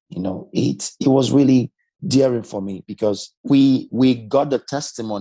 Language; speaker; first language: English; non-native, local second language; Igbo